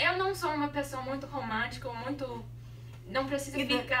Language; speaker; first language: Portuguese; non-native, learner; English